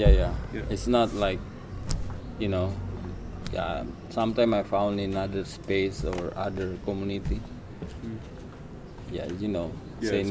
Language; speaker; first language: English; non-native, learner; Indonesian